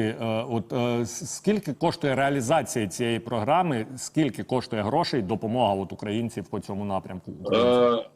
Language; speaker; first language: Ukrainian; native; Ukrainian